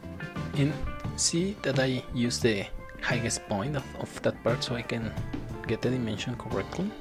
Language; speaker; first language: English; non-native, fluent; Spanish